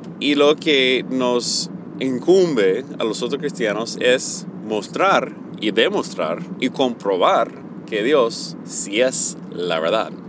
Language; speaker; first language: Spanish; early bilingual, heritage; Spanish